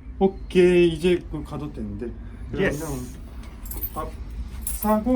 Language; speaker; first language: Korean; non-native, fluent; Japanese